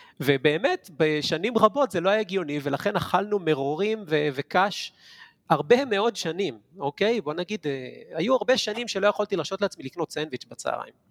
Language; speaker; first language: Hebrew; native; Hebrew